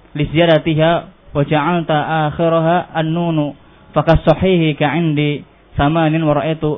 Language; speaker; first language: Arabic; non-native, fluent; Indonesian